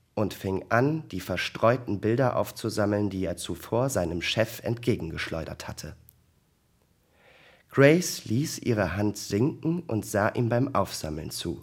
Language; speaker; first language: German; native; German